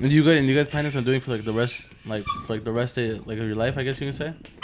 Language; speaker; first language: English; early bilingual, other home language; Spanish